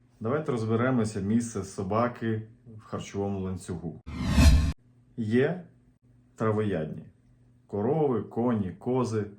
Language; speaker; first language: Ukrainian; native; Ukrainian